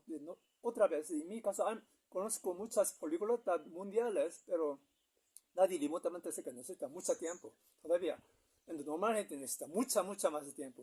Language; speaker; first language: Spanish; non-native, learner; Korean